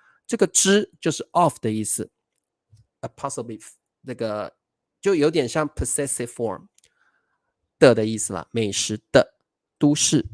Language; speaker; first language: Chinese; native; Chinese